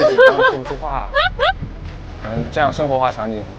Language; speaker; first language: Chinese; native; Chinese